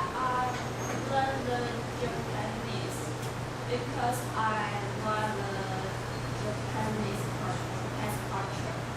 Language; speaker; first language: English; non-native, learner; Chinese